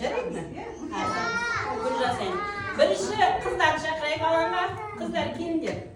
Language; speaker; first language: Kazakh; native; Kazakh